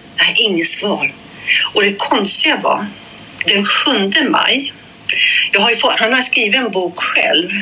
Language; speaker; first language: Swedish; native; Swedish